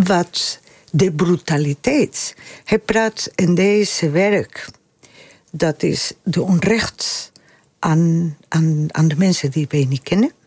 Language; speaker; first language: Dutch; non-native, fluent; Spanish